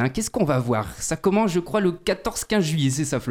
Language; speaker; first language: French; native; French